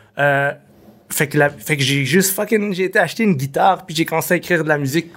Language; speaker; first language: French; early bilingual, other home language; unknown